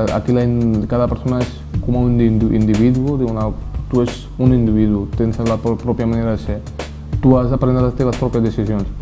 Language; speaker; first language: Catalan; non-native, fluent; Urdu